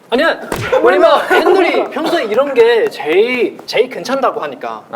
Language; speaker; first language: Korean; non-native, fluent; Chinese